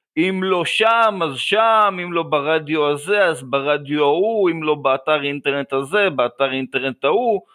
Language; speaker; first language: Hebrew; native; Hebrew